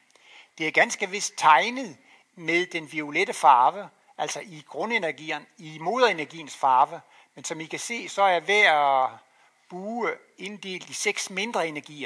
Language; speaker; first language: Danish; native; Danish